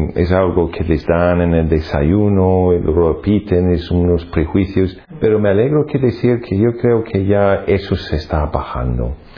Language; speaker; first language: Spanish; non-native, fluent; English